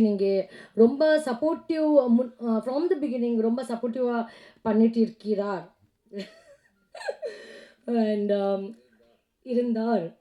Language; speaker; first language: Tamil; non-native, learner; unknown